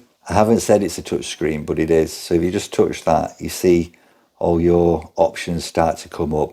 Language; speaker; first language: English; native; English